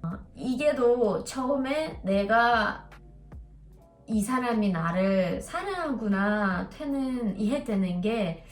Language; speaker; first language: Korean; non-native, learner; Russian